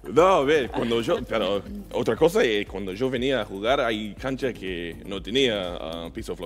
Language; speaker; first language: Spanish; non-native, learner; English